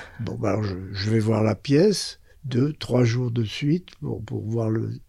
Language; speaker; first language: French; early bilingual, other home language; Spanish